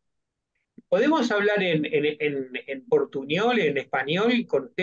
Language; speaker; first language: Spanish; native; Spanish